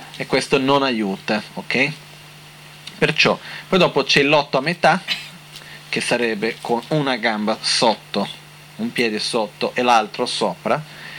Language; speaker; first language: Italian; non-native, fluent; Portuguese